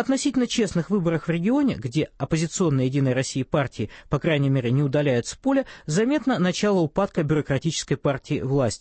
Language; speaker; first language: Russian; native; Russian